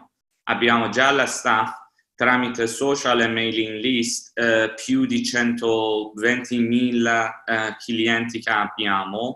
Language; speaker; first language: Italian; non-native, fluent; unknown